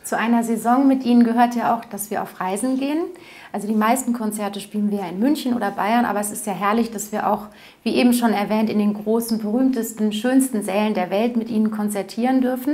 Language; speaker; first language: German; native; German